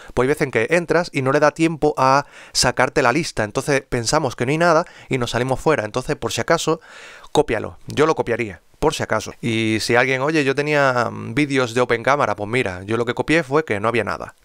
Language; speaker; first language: Spanish; native; Spanish